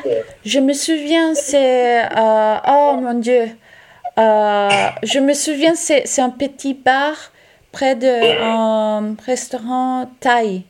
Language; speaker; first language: French; non-native, learner; Italian